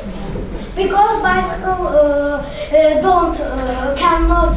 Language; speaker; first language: English; non-native, learner; Azerbaijani